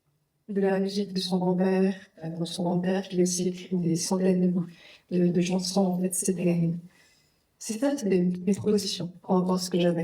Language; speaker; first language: French; non-native, fluent; Vietnamese